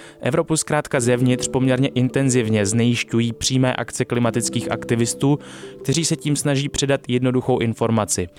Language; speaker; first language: Czech; native; Czech